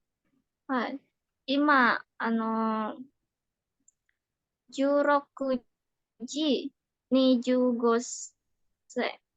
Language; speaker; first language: Japanese; non-native, learner; Indonesian